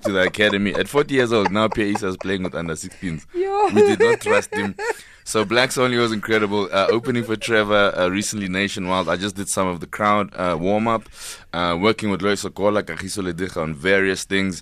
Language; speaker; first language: English; non-native, local second language; Zulu